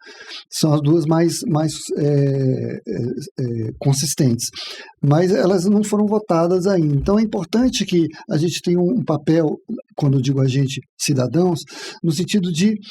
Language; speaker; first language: Portuguese; native; Portuguese